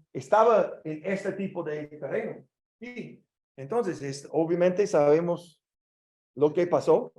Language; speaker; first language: Spanish; non-native, learner; English